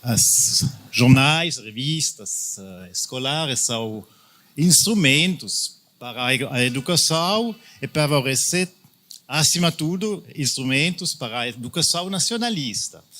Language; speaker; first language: Portuguese; non-native, fluent; Italian